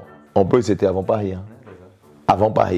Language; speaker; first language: French; native; French